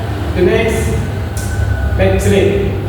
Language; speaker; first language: English; non-native, learner; Indonesian